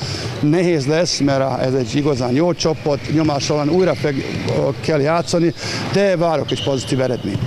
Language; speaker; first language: Hungarian; non-native, learner; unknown